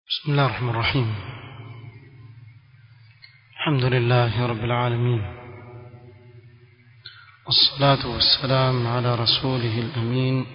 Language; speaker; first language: Arabic; non-native, fluent; Swahili